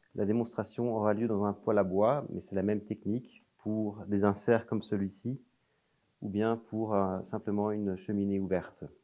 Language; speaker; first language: French; native; French